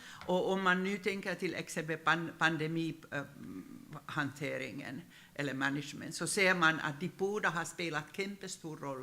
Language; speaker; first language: Swedish; non-native, local second language; Finnish